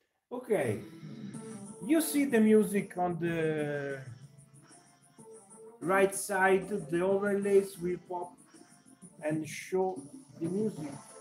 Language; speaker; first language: English; non-native, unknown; Italian